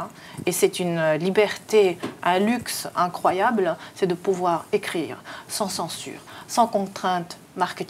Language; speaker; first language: French; native; French